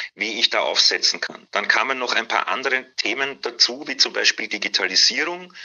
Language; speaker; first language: German; native; German